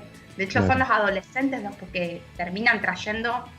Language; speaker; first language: Spanish; native; Spanish